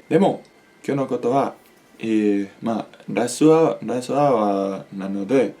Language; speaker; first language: Japanese; non-native, learner; Spanish